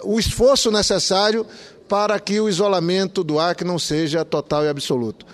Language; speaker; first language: Portuguese; native; Portuguese